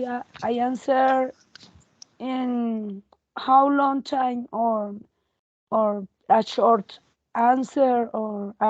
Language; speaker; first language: English; non-native, learner; Spanish